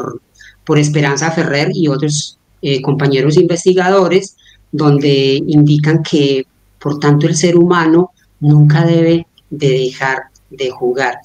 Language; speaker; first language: Spanish; native; Spanish